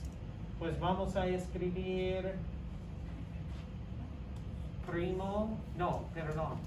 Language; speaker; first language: Spanish; non-native, fluent; English